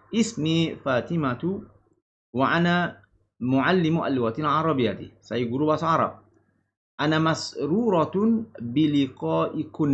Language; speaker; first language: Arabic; non-native, fluent; Malay